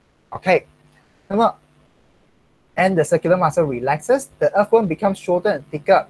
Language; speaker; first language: English; non-native, local second language; Chinese